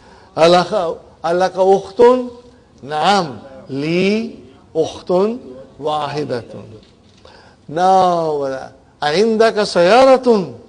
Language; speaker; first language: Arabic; non-native, fluent; Urdu